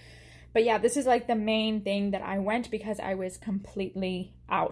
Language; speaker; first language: English; native; English